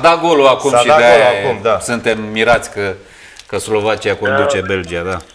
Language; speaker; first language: Romanian; native; Romanian